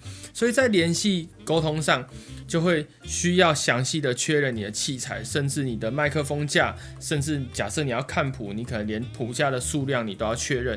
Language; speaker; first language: Chinese; native; Chinese